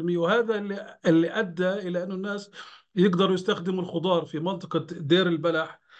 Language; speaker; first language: Arabic; native; Arabic